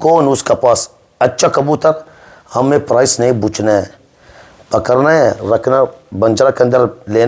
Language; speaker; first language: Hindi; non-native, learner; Arabic